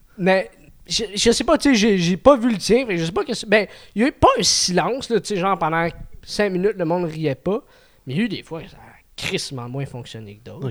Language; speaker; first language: French; native; French